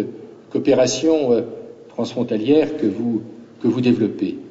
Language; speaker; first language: French; native; French